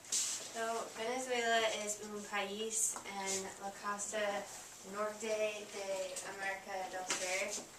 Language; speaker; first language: Spanish; non-native, learner; English